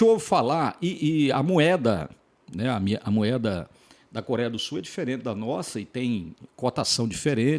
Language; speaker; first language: Portuguese; native; Portuguese